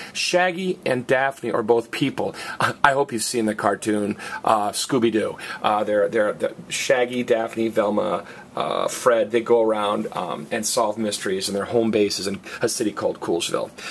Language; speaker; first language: English; native; English